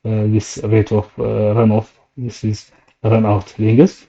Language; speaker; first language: English; non-native, local second language; Amharic